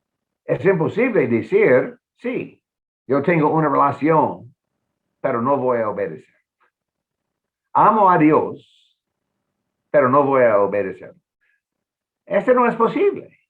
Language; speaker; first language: Spanish; non-native, fluent; English